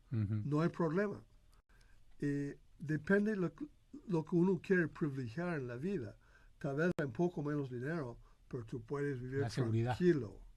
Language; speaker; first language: Spanish; non-native, fluent; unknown